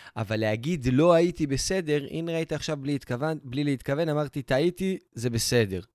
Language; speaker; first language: Hebrew; native; Hebrew